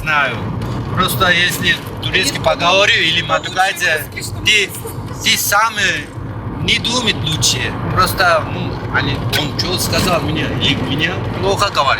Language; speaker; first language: Russian; non-native, learner; Turkish